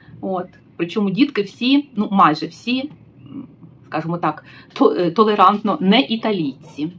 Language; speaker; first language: Ukrainian; native; Ukrainian